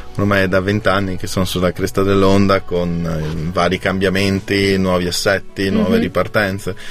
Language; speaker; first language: Italian; native; Italian